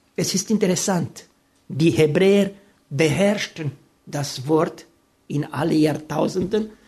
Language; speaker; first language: German; non-native, fluent; Romanian